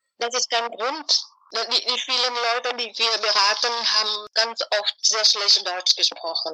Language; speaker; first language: German; non-native, fluent; Vietnamese